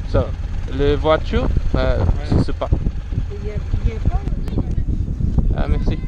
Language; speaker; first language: French; non-native, learner; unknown